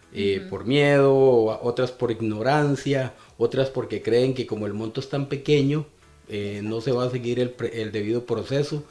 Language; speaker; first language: Spanish; native; Spanish